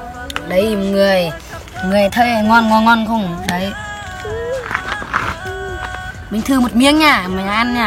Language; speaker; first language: Vietnamese; non-native, local second language; Jarai